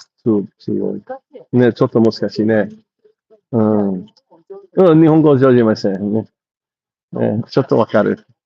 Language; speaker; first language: Japanese; non-native, learner; English